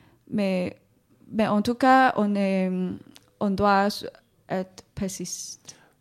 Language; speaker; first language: French; non-native, learner; Cantonese